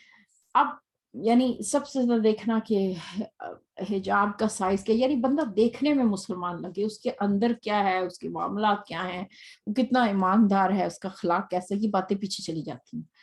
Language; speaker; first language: Urdu; native; Urdu